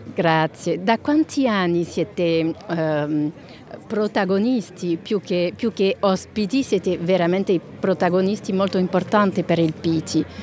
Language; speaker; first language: Italian; non-native, fluent; French